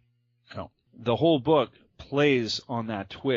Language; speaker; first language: English; native; English